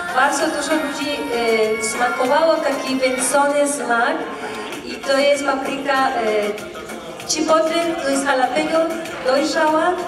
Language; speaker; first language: Polish; non-native, learner; Spanish